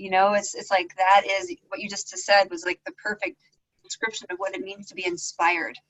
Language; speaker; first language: English; native; English